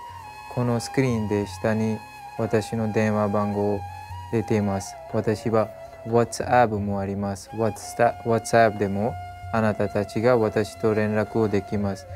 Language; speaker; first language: Japanese; non-native, learner; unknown